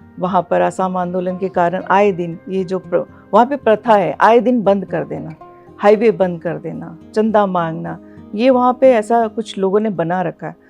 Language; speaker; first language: Hindi; non-native, local second language; Assamese